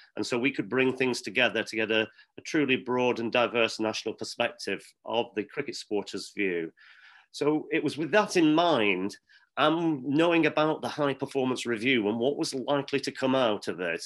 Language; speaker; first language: English; native; English